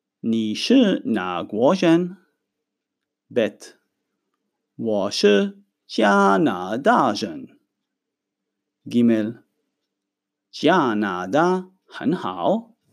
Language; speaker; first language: Chinese; non-native, fluent; Hebrew